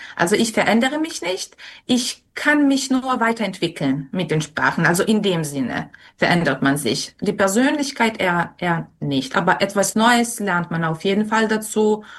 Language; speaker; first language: German; non-native, fluent; Serbian